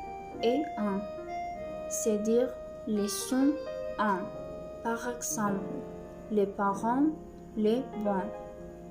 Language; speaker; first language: French; non-native, learner; Spanish